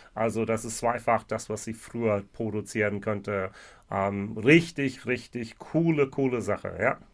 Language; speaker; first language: German; non-native, fluent; English